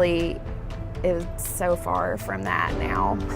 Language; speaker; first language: English; native; English